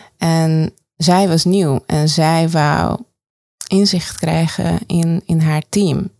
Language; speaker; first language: Dutch; non-native, fluent; Hungarian